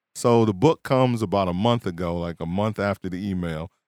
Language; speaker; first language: English; native; English